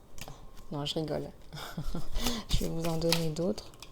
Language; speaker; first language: French; native; French